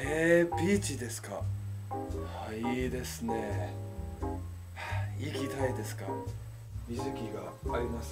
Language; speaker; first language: Japanese; non-native, learner; English